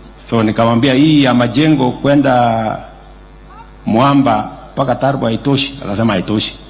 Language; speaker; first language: Swahili; non-native, local second language; Kalenjin